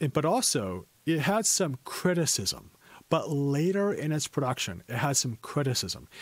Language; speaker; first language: English; native; English